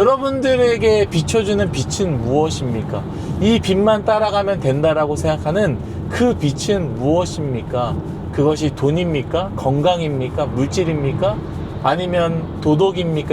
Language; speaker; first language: Korean; native; Korean